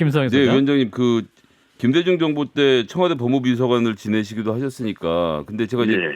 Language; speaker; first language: Korean; native; Korean